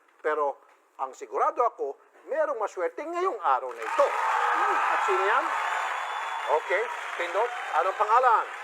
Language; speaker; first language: Filipino; native; Filipino